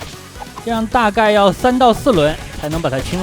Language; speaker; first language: Chinese; native; Chinese